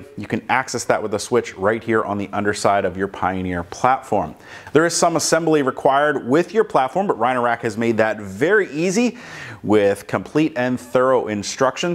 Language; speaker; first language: English; native; English